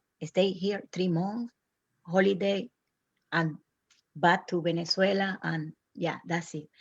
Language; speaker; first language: English; non-native, learner; Spanish